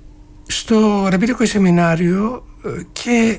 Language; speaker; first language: Greek; non-native, fluent; Turkish